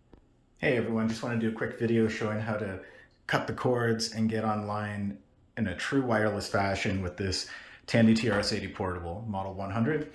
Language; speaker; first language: English; native; English